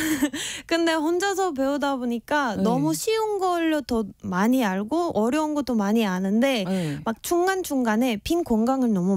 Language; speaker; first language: Korean; non-native, fluent; Spanish